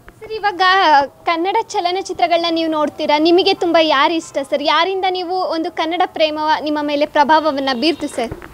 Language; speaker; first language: Kannada; native; Kannada